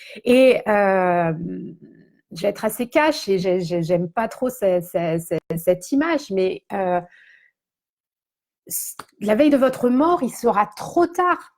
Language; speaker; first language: French; native; French